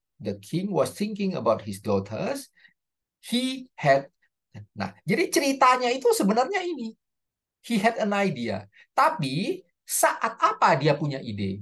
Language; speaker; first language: English; non-native, fluent; Indonesian